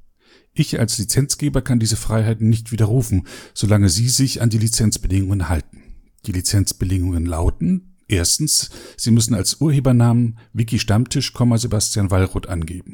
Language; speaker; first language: German; native; German